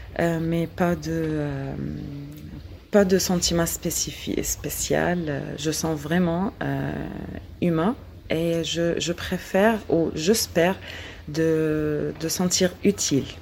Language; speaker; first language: French; non-native, learner; Arabic